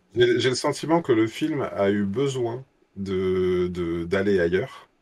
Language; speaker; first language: French; early bilingual, other home language; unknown